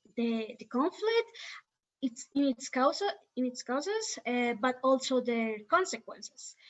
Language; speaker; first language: English; non-native, fluent; Spanish